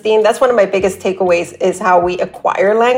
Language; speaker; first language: English; native; English